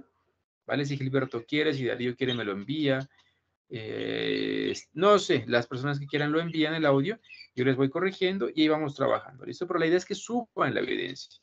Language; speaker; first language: Spanish; native; Spanish